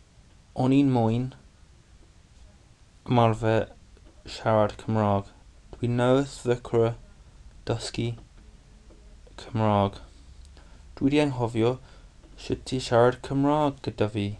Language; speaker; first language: Welsh; non-native, learner; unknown